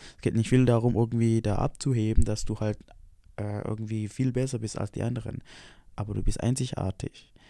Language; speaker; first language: German; non-native, fluent; Indonesian